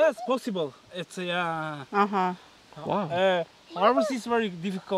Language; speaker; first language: English; non-native, learner; Turkish